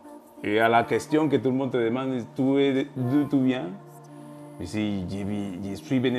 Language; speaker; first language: French; non-native, fluent; Spanish